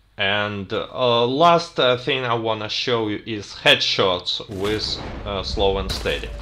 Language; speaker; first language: English; non-native, fluent; Russian